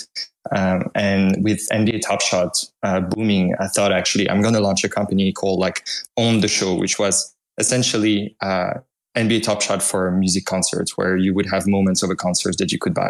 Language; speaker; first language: English; non-native, fluent; French